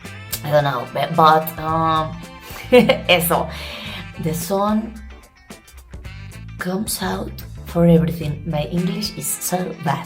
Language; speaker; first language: English; non-native, learner; Spanish